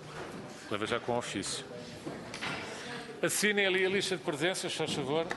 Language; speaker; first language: Portuguese; native; Portuguese